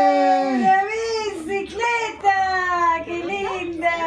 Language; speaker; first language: Spanish; native; Spanish